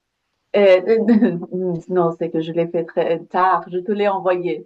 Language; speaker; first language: French; native; French